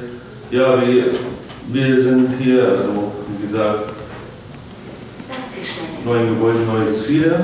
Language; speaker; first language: German; non-native, fluent; Arabic